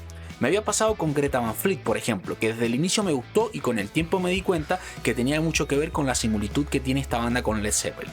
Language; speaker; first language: Spanish; native; Spanish